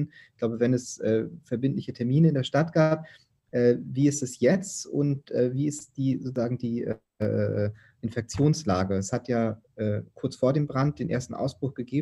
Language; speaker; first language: German; native; German